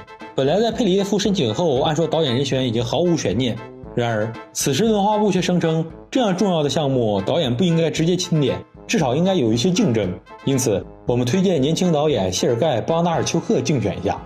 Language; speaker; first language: Chinese; native; Chinese